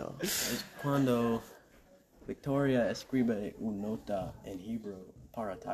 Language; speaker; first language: Spanish; non-native, learner; English